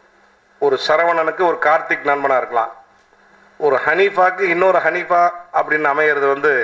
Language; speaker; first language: Tamil; native; Tamil